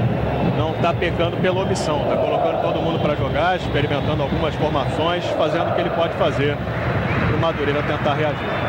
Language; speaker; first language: Portuguese; native; Portuguese